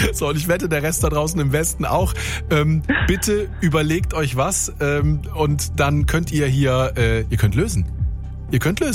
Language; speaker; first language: German; native; German